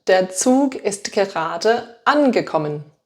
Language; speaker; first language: German; non-native, fluent; English